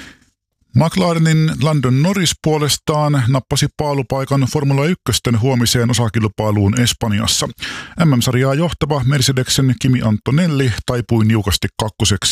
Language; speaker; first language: Finnish; native; Finnish